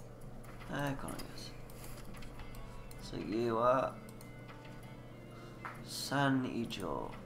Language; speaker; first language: Japanese; non-native, learner; English